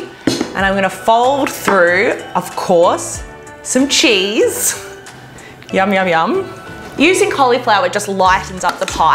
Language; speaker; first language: English; native; English